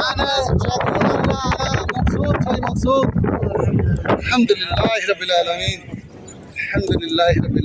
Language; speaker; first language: Arabic; non-native, learner; Bangla